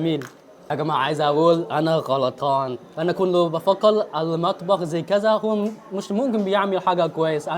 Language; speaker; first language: Arabic; non-native, fluent; Chinese